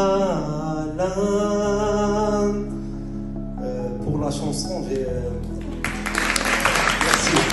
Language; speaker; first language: French; non-native, local second language; Arabic